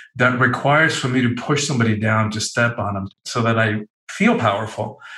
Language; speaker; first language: English; early bilingual, other home language; Spanish